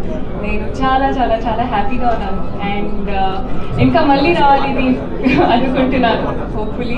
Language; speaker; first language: Telugu; non-native, learner; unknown